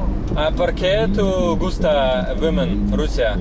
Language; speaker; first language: Spanish; non-native, learner; Russian